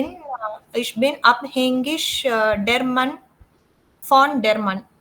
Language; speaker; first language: German; non-native, learner; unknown